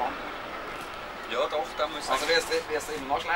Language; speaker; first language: German; native; German